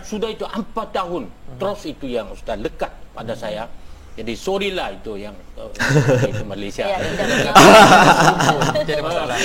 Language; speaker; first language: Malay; non-native, fluent; Korean